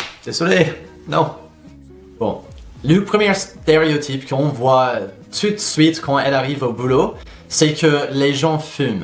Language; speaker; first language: French; non-native, fluent; English